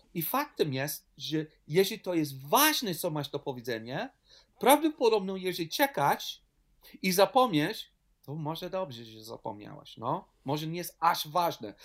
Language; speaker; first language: Polish; non-native, learner; English